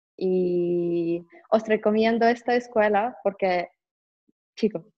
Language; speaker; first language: Spanish; non-native, fluent; Russian